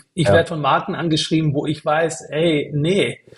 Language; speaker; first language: German; native; German